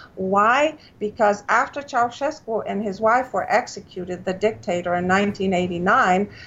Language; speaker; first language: English; non-native, fluent; Romanian